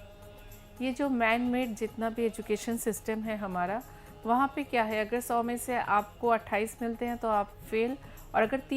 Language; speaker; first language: Hindi; native; Hindi